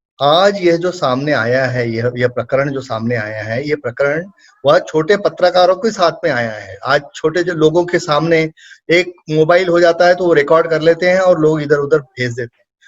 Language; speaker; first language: Hindi; non-native, local second language; Marathi